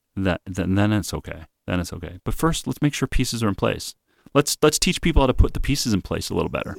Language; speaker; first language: English; native; English